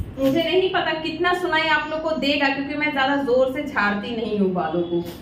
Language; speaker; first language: Hindi; non-native, local second language; Bangla